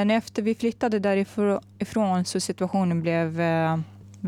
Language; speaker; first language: Swedish; non-native, fluent; Arabic